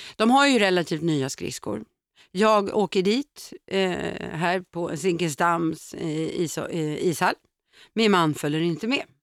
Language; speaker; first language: Swedish; native; Swedish